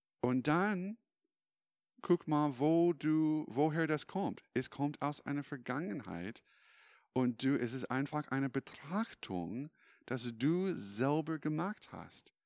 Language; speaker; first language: German; non-native, fluent; English